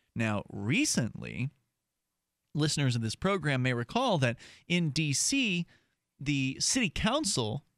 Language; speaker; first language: English; native; English